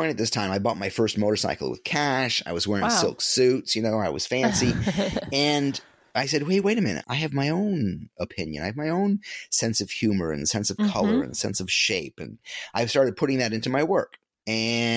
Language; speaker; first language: English; native; English